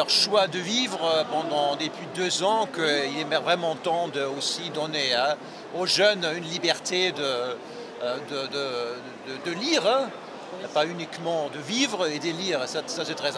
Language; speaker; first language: French; non-native, fluent; German